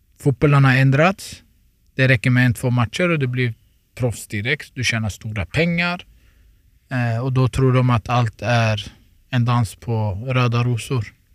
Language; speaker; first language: Swedish; early bilingual, other home language; Turoyo